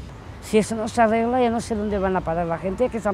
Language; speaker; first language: Spanish; native; Spanish